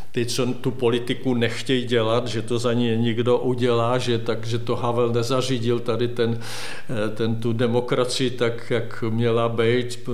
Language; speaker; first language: Czech; native; Czech